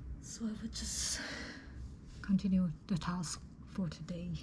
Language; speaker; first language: English; non-native, fluent; Lao